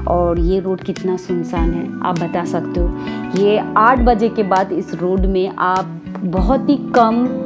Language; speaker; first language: Hindi; non-native, local second language; Marathi